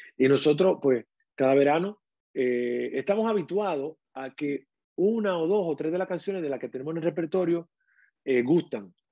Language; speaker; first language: Spanish; native; Spanish